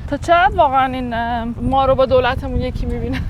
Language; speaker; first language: Persian; native; Persian